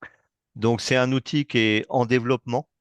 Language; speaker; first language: French; native; French